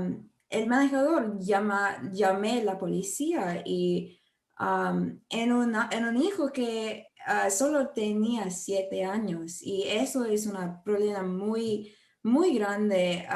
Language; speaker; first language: Spanish; non-native, learner; English